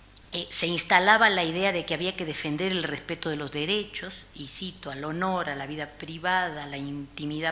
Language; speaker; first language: Spanish; native; Spanish